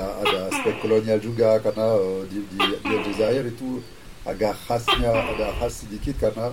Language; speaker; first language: Indonesian; non-native, fluent; French